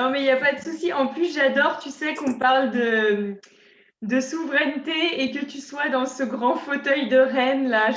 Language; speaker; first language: French; native; French